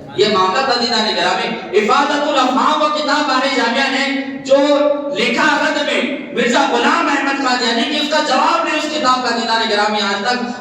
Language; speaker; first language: Urdu; native; Urdu